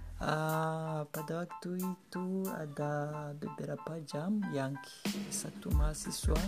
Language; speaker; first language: Indonesian; non-native, learner; Kinyarwanda